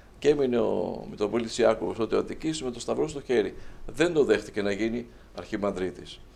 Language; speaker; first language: Greek; native; Greek